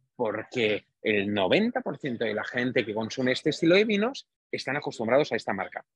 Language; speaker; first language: Spanish; non-native, fluent; Hungarian